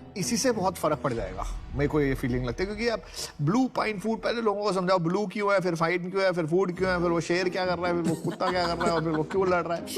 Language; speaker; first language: Hindi; native; Hindi